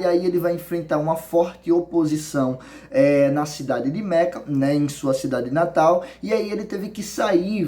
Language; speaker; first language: Portuguese; native; Portuguese